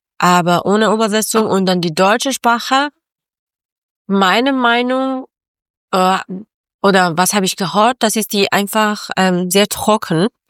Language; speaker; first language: German; non-native, learner; Persian